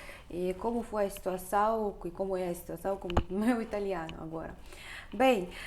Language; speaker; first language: Portuguese; non-native, fluent; Russian